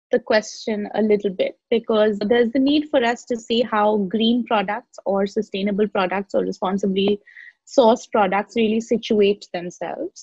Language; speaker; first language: English; non-native, local second language; Hindi